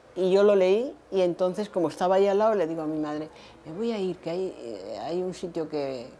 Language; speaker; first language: Spanish; native; Spanish